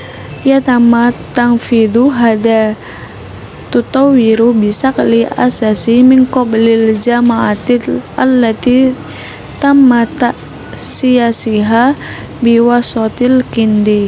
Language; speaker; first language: Arabic; non-native, learner; Indonesian